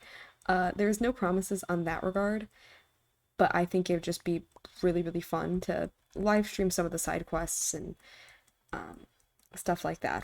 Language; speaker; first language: English; native; English